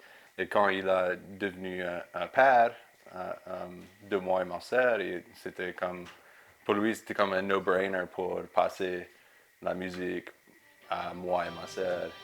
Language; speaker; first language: French; non-native, local second language; English